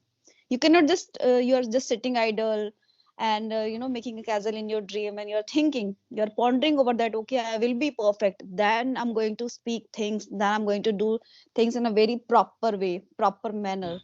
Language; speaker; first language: English; non-native, local second language; Hindi